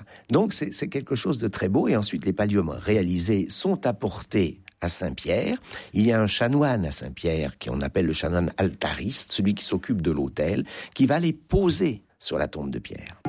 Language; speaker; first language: French; native; French